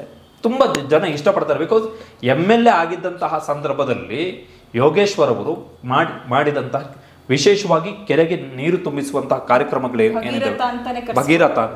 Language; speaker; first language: Kannada; native; Kannada